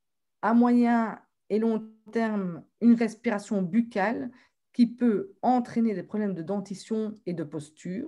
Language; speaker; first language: French; native; French